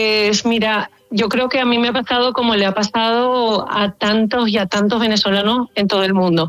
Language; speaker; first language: Spanish; native; Spanish